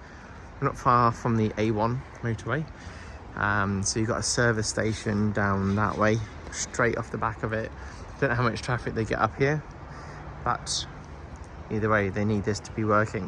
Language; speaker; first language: English; native; English